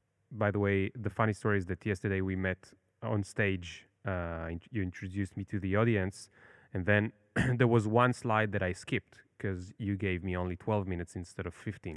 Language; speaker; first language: English; non-native, fluent; Hebrew